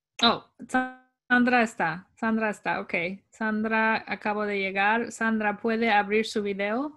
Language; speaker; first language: Spanish; non-native, fluent; English